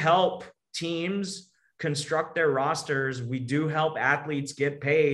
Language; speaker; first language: English; native; English